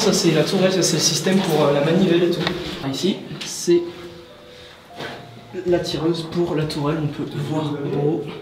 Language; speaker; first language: French; native; French